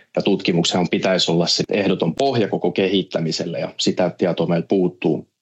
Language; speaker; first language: Finnish; native; Finnish